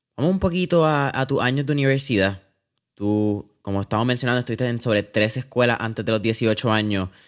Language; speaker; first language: Spanish; native; Spanish